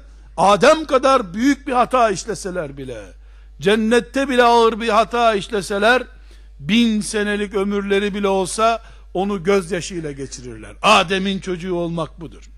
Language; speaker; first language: Turkish; native; Turkish